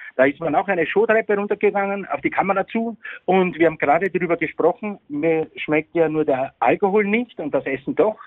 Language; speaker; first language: German; native; German